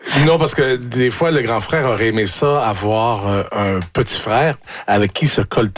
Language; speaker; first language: French; native; French